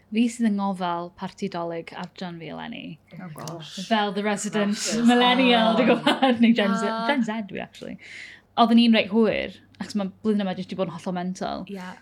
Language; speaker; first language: Welsh; native; Welsh